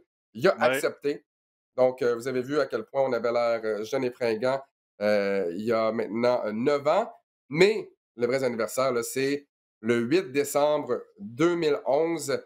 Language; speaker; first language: French; native; French